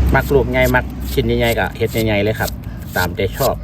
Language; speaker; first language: Thai; non-native, local second language; Northeastern Thai